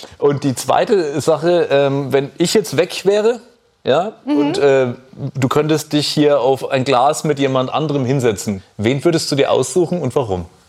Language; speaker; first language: German; native; German